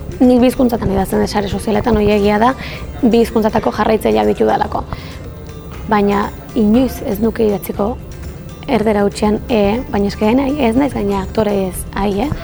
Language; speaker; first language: Basque; native; Basque